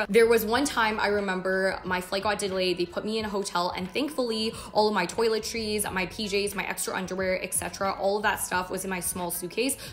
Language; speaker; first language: English; native; English